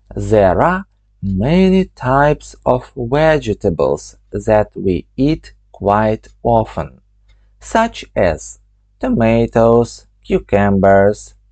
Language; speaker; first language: English; non-native, fluent; Ukrainian